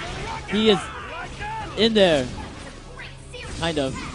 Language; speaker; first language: English; native; English